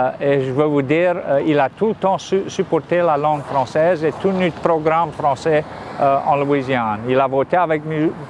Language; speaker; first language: French; native; French